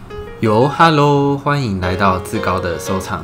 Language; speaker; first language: Chinese; native; Chinese